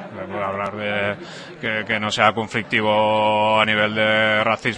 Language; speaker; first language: Spanish; native; Spanish